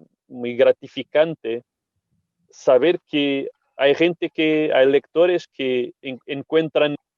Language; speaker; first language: Spanish; non-native, fluent; Portuguese